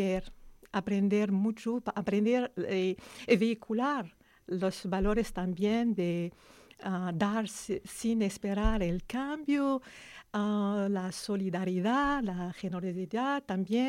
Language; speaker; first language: Spanish; non-native, learner; Arabic